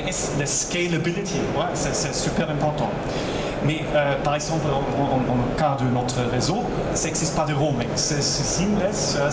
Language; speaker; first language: French; non-native, local second language; German